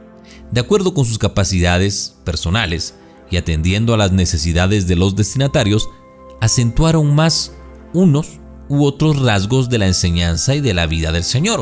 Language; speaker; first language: Spanish; native; Spanish